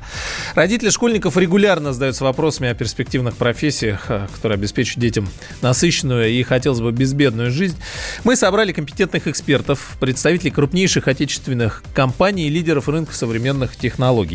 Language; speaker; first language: Russian; native; Russian